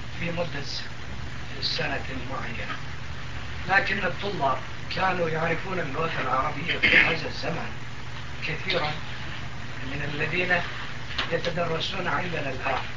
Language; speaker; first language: Arabic; non-native, fluent; Turkish